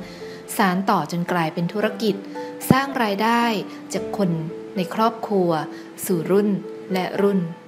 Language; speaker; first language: Thai; native; Thai